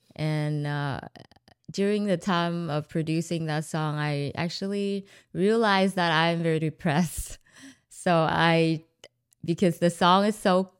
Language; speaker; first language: English; non-native, fluent; Vietnamese